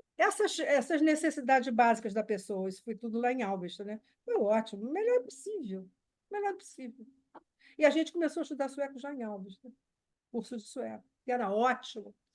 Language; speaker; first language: Portuguese; native; Portuguese